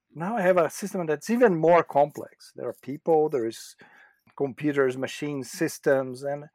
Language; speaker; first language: English; non-native, fluent; Portuguese